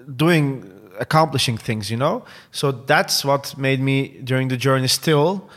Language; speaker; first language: English; non-native, fluent; Turkish